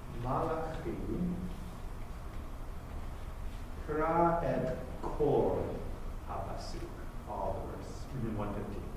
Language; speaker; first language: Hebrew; non-native, fluent; English